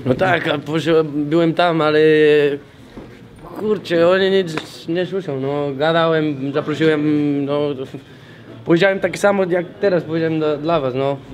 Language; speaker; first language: Polish; non-native, learner; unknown